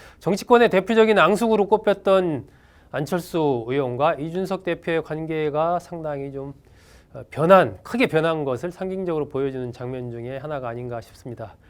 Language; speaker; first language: Korean; native; Korean